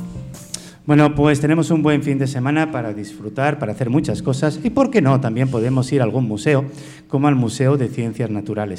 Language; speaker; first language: Spanish; native; Spanish